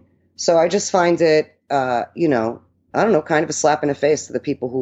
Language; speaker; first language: English; early bilingual, other home language; Italian